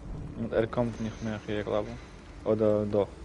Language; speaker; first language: German; non-native, learner; Russian